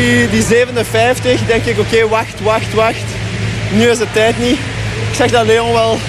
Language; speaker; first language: Dutch; non-native, local second language; French